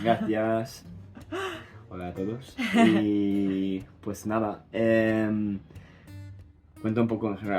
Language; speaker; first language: Spanish; non-native, fluent; English